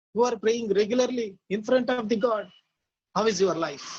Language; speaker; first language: English; non-native, local second language; Telugu